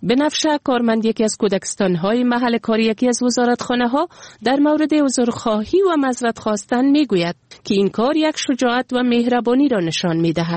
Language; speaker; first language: Persian; native; Persian